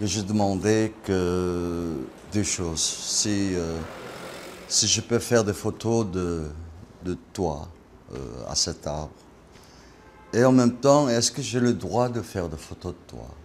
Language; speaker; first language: French; non-native, fluent; Korean